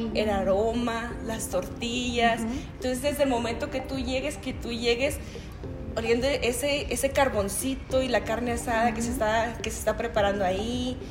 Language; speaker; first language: Spanish; native; Spanish